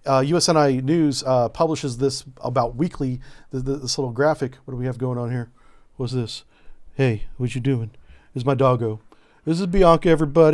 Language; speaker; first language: English; native; English